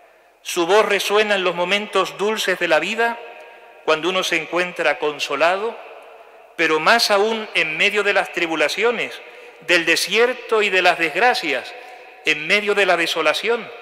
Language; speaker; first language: Spanish; native; Spanish